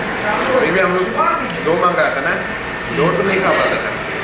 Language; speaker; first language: Hindi; non-native, local second language; Bangla